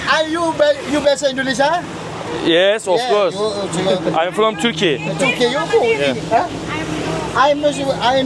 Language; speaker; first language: English; non-native, learner; Turkish